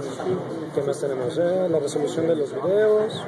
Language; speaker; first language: Spanish; native; Spanish